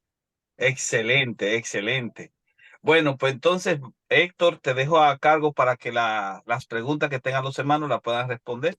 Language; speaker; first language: Spanish; native; Spanish